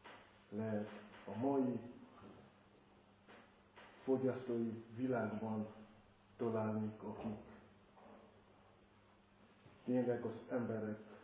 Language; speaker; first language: Hungarian; non-native, fluent; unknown